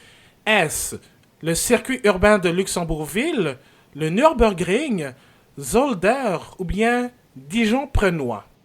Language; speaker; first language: French; native; French